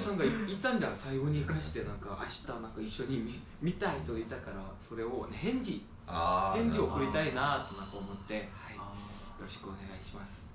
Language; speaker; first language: Japanese; non-native, learner; Korean